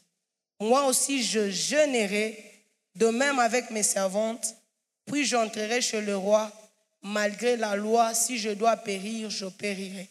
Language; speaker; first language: French; non-native, local second language; Swahili